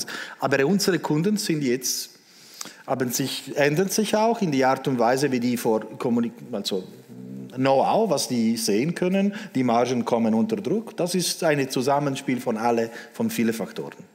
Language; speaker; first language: German; non-native, local second language; Italian